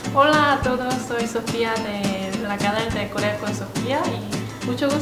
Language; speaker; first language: Spanish; non-native, fluent; Korean